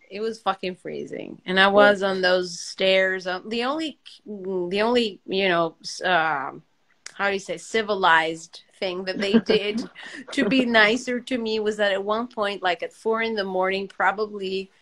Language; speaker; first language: English; non-native, fluent; Italian